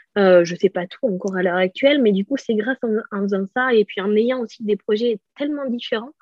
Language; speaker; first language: French; native; French